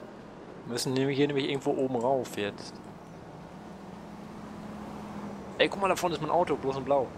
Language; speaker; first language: German; native; German